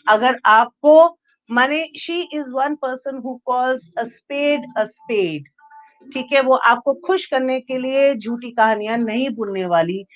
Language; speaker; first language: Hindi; native; Hindi